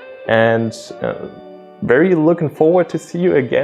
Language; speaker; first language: English; non-native, fluent; German